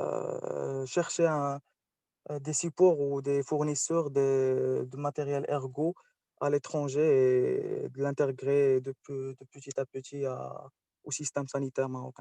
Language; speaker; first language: French; non-native, local second language; Arabic